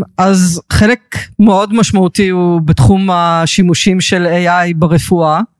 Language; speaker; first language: Hebrew; early bilingual, heritage; Hebrew